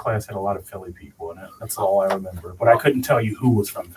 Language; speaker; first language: English; native; English